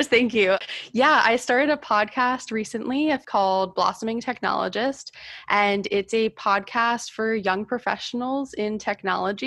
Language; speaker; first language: English; native; English